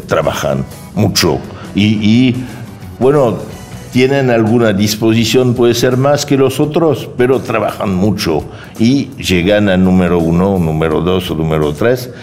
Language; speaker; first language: Spanish; non-native, fluent; French